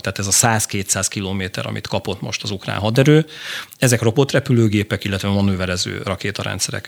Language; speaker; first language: Hungarian; native; Hungarian